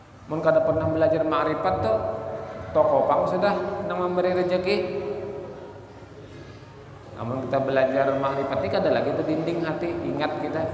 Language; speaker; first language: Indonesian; non-native, local second language; Banjar